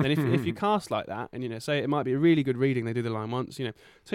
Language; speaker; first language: English; native; English